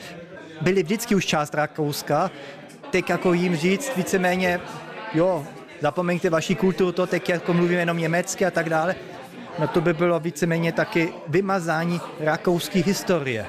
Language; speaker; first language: Czech; early bilingual, heritage; Czech